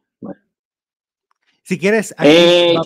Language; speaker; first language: Spanish; native; Spanish